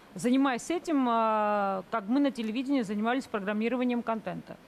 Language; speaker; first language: Russian; native; Russian